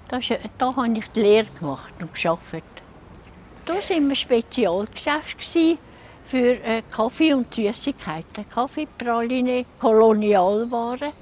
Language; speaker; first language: German; native; German